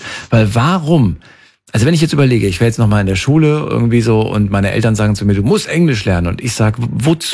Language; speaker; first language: German; native; German